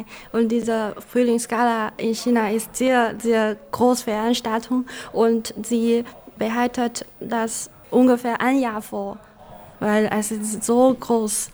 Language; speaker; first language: German; non-native, local second language; Chinese